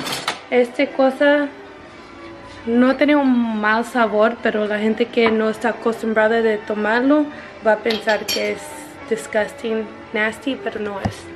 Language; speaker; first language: Spanish; early bilingual, heritage; Spanish